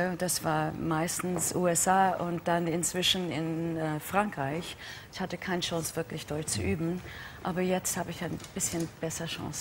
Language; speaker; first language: German; non-native, fluent; English